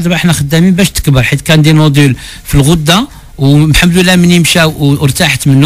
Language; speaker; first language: Arabic; native; Arabic